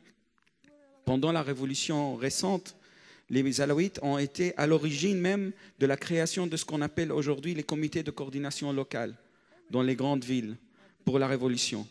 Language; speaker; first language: French; non-native, fluent; Arabic